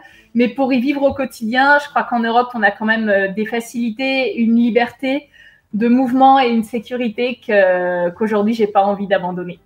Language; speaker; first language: French; native; French